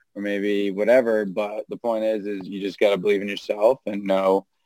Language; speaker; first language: English; native; English